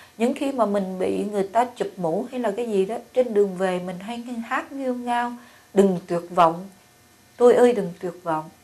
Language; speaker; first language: Vietnamese; native; Vietnamese